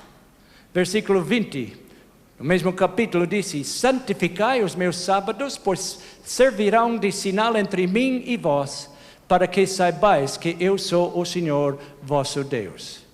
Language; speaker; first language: Portuguese; non-native, fluent; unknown